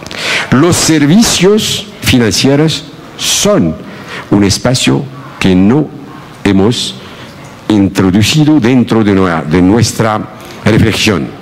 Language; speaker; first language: Spanish; non-native, fluent; Arabic